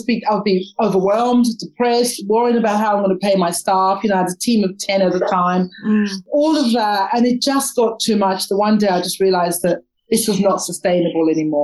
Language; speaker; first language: English; native; English